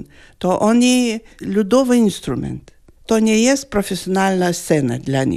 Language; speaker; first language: Polish; non-native, learner; Lithuanian